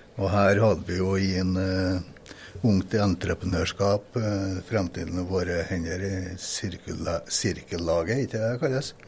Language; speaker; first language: Norwegian; native; Norwegian